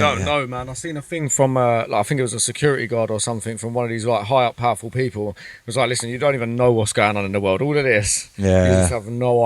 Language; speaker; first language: English; native; English